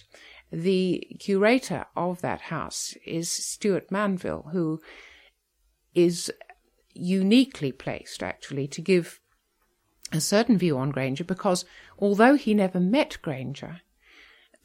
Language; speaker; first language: English; native; English